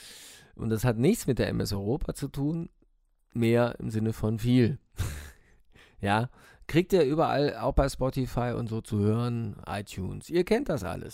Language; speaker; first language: German; native; German